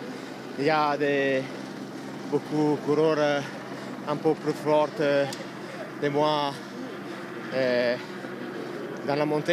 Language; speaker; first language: French; non-native, learner; Italian